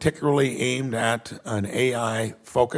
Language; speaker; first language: English; native; English